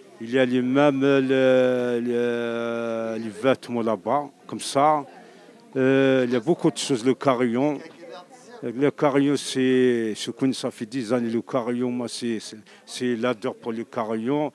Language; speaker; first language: French; non-native, learner; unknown